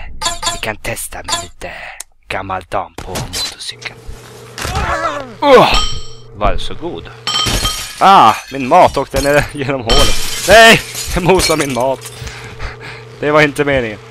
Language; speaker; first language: Swedish; native; Swedish